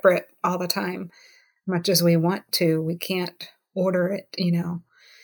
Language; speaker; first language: English; native; English